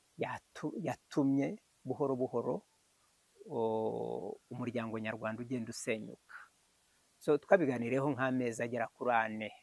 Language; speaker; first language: Kinyarwanda; early bilingual, heritage; Kinyarwanda